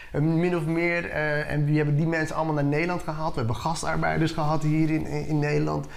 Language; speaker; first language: Dutch; early bilingual, other home language; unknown